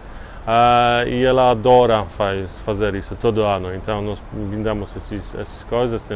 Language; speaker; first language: Portuguese; non-native, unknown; Polish